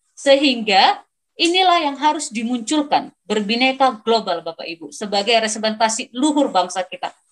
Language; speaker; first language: Indonesian; non-native, local second language; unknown